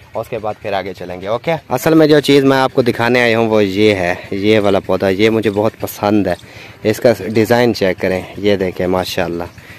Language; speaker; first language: Urdu; non-native, local second language; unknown